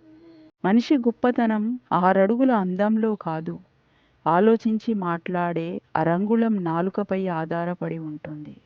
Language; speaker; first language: Telugu; native; Telugu